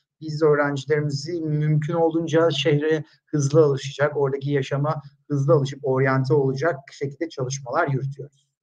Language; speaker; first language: Turkish; native; Turkish